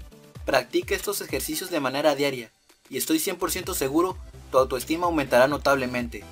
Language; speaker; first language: Spanish; native; Spanish